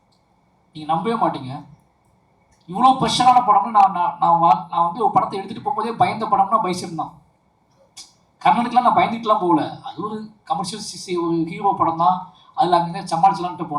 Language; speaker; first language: Tamil; native; Tamil